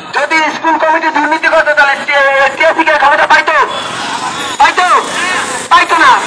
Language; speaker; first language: Bangla; native; Bangla